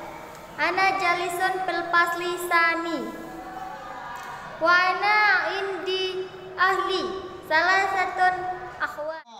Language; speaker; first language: Arabic; non-native, learner; Indonesian